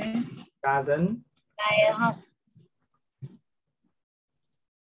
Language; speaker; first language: English; non-native, learner; Vietnamese